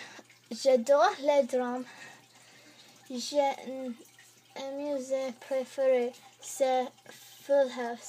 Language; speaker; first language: French; non-native, learner; English